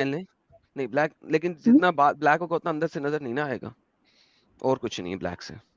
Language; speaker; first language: Hindi; native; Hindi